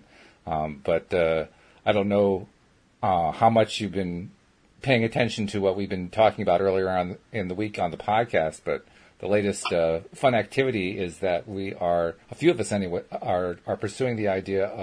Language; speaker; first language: English; native; English